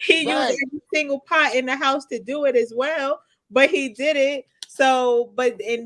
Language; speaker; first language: English; native; English